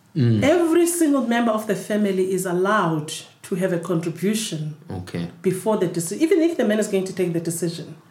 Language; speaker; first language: English; non-native, fluent; Xhosa